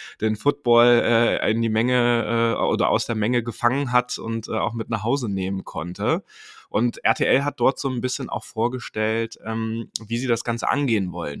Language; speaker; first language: German; native; German